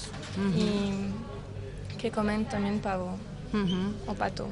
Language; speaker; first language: Spanish; non-native, learner; French